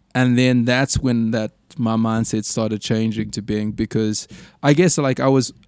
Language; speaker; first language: English; native; English